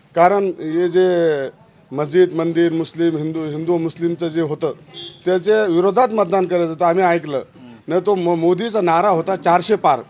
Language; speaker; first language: Marathi; non-native, local second language; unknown